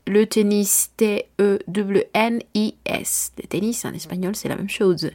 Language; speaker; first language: French; non-native, learner; Spanish